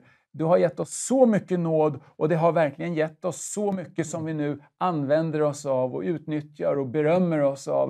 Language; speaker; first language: Swedish; native; Swedish